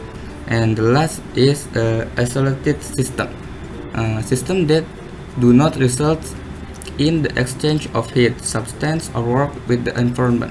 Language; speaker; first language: English; non-native, learner; Indonesian